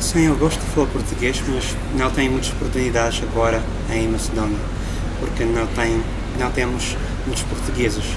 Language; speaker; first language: Portuguese; non-native, fluent; English